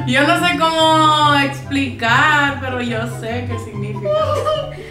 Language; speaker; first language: Spanish; non-native, fluent; English